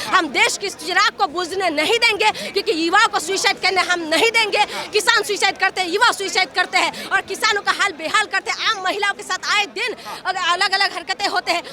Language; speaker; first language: Hindi; non-native, local second language; Assamese